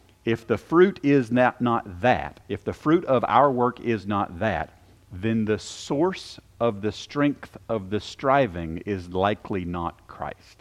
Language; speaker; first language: English; native; English